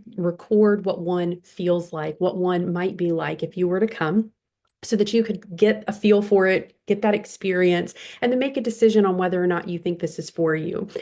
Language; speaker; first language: English; native; English